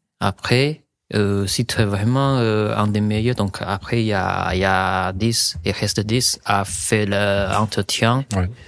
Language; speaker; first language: French; non-native, fluent; Chinese